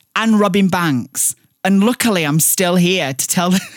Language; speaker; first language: English; native; English